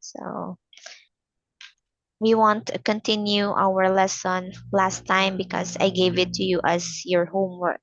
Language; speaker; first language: English; non-native, fluent; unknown